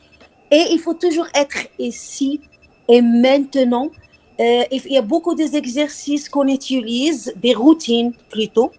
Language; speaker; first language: French; non-native, local second language; Arabic